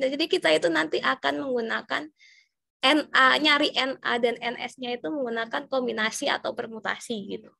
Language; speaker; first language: Indonesian; native; Indonesian